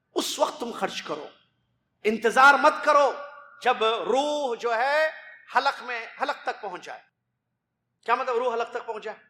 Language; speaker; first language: Urdu; native; Urdu